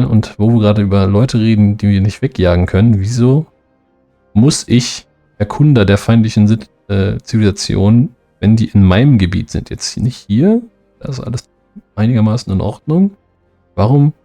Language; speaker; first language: German; native; German